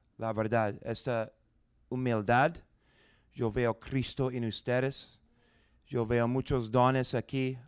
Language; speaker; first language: Spanish; non-native, fluent; English